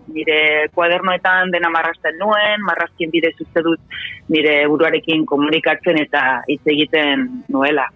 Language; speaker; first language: Basque; non-native, local second language; Spanish